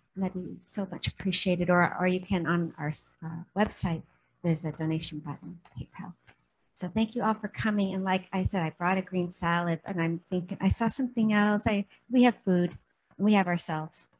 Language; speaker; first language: English; native; English